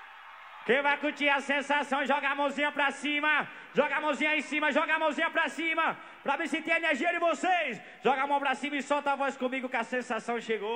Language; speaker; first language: Portuguese; native; Portuguese